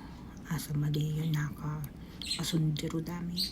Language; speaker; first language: Japanese; non-native, learner; Filipino